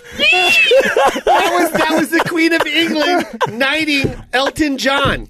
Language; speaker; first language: English; native; English